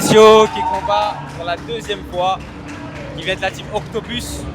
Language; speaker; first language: French; native; French